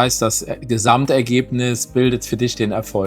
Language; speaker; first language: German; native; German